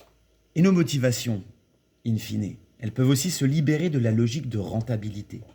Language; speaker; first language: French; native; French